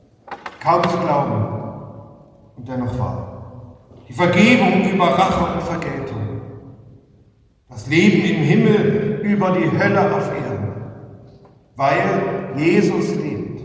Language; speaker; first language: German; native; German